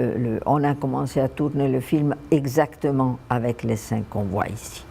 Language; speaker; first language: French; non-native, fluent; Italian